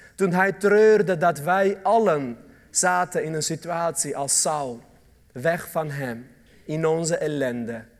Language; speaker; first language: Dutch; early bilingual, other home language; Armenian